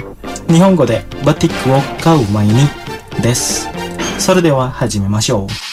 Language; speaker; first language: Japanese; non-native, fluent; Indonesian